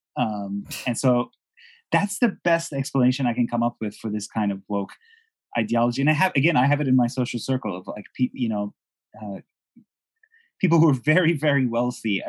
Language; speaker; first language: English; non-native, fluent; Persian